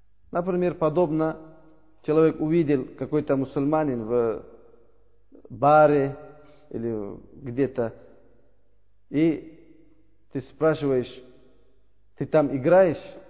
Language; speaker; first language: Russian; non-native, learner; Uzbek